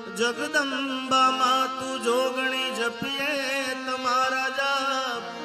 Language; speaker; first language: Gujarati; native; Gujarati